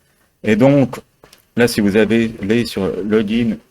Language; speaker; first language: French; native; French